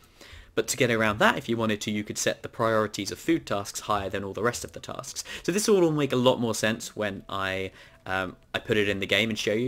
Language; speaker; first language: English; native; English